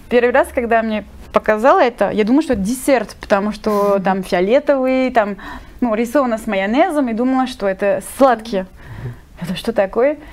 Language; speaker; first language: Russian; non-native, fluent; French